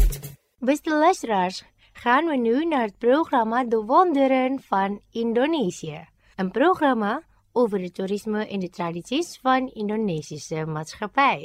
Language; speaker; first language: Dutch; non-native, fluent; Indonesian